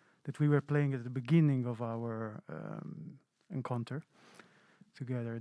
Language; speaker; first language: English; non-native, fluent; Italian